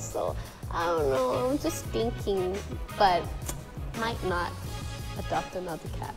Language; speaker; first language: English; non-native, fluent; Thai